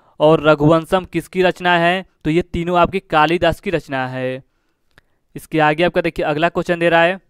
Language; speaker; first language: Hindi; native; Hindi